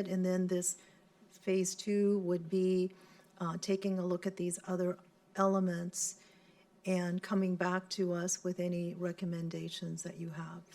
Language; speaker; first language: English; non-native, local second language; Cantonese